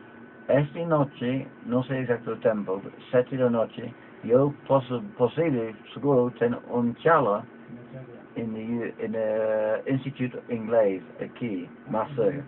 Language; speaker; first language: Spanish; non-native, learner; English